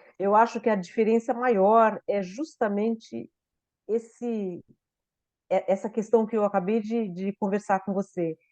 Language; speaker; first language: Portuguese; native; Portuguese